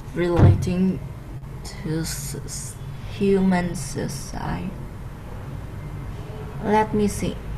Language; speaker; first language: English; non-native, learner; Vietnamese